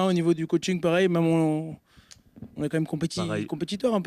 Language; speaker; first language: French; native; French